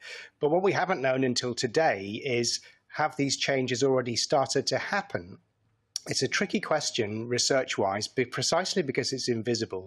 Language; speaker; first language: English; native; English